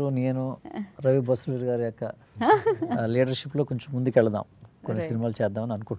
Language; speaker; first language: Telugu; native; Telugu